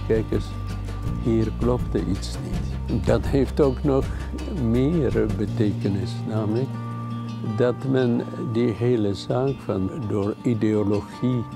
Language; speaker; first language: Dutch; non-native, fluent; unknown